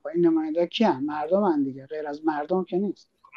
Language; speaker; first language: Persian; native; Persian